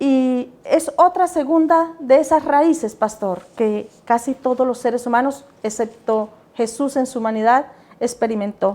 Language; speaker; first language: Spanish; native; Spanish